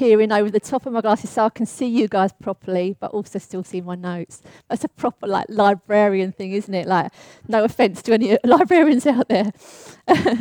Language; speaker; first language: English; native; English